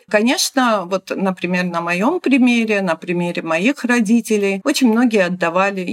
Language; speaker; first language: Russian; non-native, local second language; Georgian